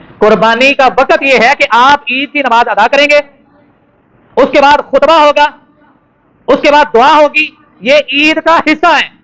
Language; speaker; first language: Urdu; non-native, local second language; Punjabi